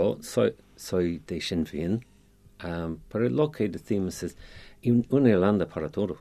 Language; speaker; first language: Spanish; non-native, fluent; English